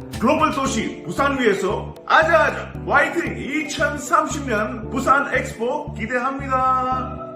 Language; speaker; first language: Korean; non-native, fluent; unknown